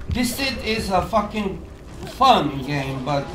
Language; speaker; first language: English; non-native, learner; Korean